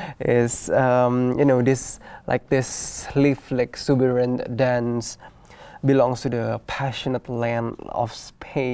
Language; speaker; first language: English; non-native, fluent; Indonesian